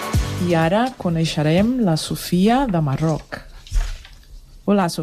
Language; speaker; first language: Catalan; non-native, learner; Portuguese